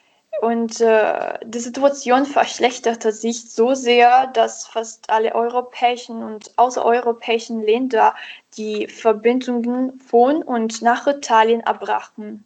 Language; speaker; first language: German; non-native, learner; Italian